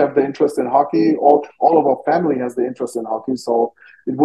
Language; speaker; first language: English; non-native, fluent; German